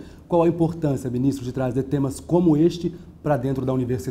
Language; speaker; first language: Portuguese; native; Portuguese